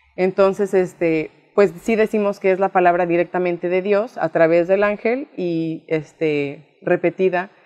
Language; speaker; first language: Spanish; native; Spanish